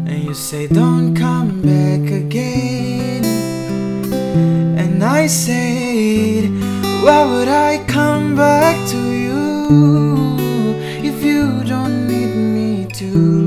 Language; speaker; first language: English; non-native, learner; Indonesian